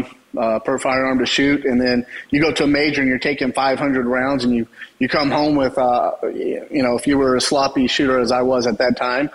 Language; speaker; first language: English; native; English